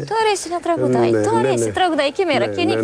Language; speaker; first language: Greek; non-native, learner; Romanian